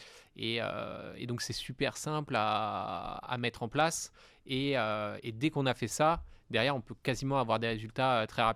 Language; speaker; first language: French; native; French